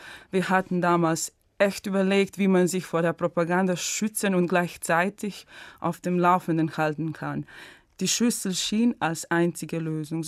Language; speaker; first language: German; non-native, fluent; Serbian